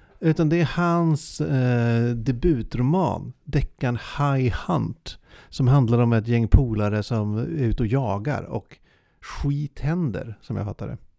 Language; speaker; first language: Swedish; native; Swedish